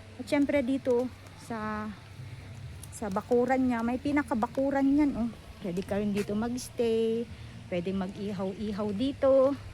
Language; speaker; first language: Filipino; non-native, local second language; Iloko